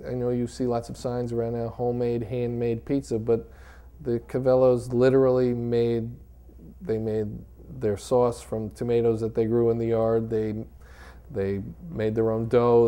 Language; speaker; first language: English; native; English